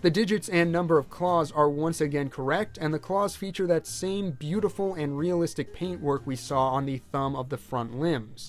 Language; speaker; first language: English; native; English